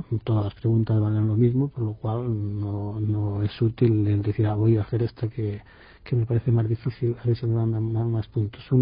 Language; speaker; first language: Spanish; native; Spanish